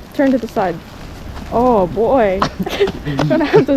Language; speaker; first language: English; native; English